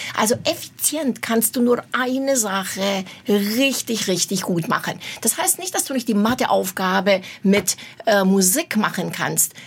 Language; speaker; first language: German; non-native, fluent; Romanian